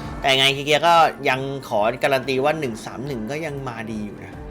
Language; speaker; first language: Thai; native; Thai